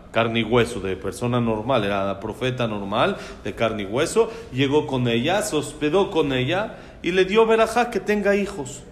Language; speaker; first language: Spanish; native; Spanish